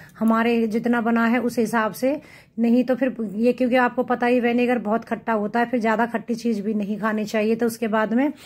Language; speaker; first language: Hindi; native; Hindi